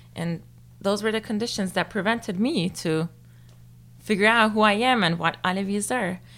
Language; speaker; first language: English; non-native, fluent; Turkish